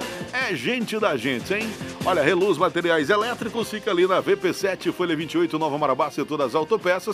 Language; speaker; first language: Portuguese; native; Portuguese